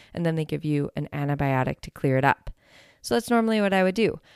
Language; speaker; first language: English; native; English